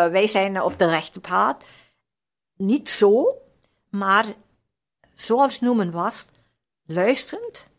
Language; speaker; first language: Dutch; non-native, fluent; German